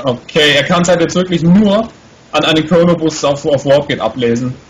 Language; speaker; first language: German; native; German